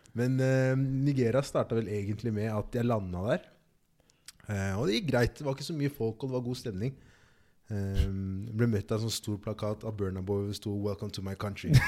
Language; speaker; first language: Norwegian; early bilingual, other home language; Igbo